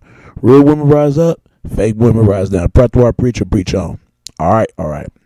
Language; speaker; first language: English; native; English